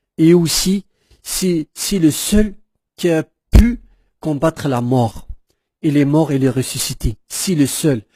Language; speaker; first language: French; non-native, local second language; Kabyle